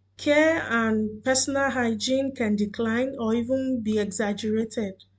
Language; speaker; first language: English; non-native, local second language; Yoruba